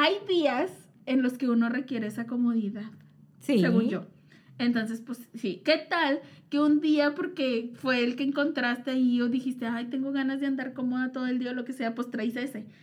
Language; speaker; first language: Spanish; native; Spanish